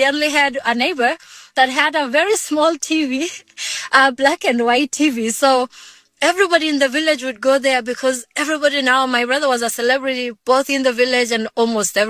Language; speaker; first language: English; non-native, local second language; Kalenjin